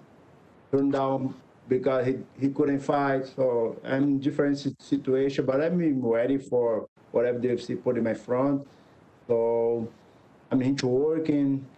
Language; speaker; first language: English; non-native, learner; Portuguese